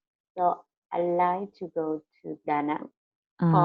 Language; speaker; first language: English; non-native, learner; Vietnamese